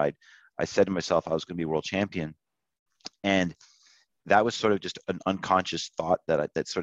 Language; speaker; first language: English; native; English